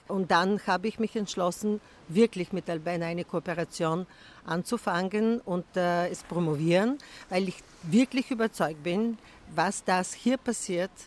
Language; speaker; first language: German; non-native, fluent; Bulgarian